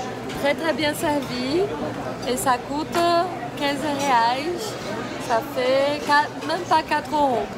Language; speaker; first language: French; non-native, fluent; Portuguese